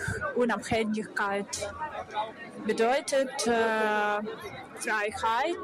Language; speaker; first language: German; non-native, fluent; Ukrainian